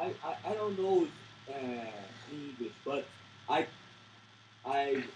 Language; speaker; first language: English; non-native, learner; Portuguese